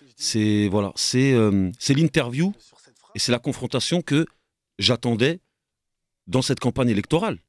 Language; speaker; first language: French; native; French